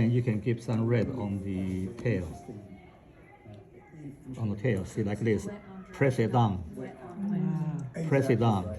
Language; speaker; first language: English; non-native, fluent; Chinese